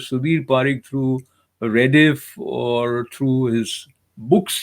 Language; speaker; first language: English; non-native, local second language; Hindi